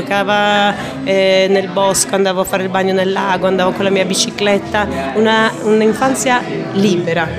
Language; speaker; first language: Italian; non-native, fluent; Swedish